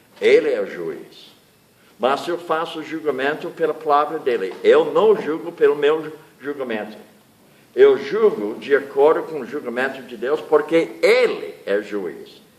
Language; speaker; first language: Portuguese; non-native, fluent; English